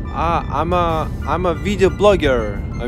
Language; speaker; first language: English; non-native, learner; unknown